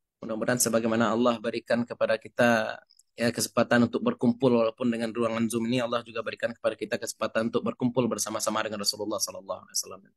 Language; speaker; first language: Indonesian; non-native, local second language; Minangkabau